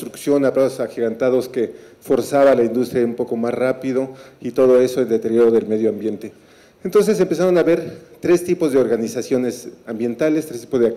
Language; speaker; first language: Spanish; native; Spanish